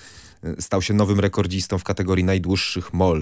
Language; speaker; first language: Polish; native; Polish